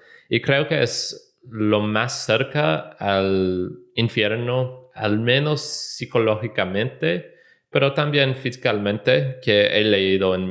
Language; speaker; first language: Spanish; non-native, learner; English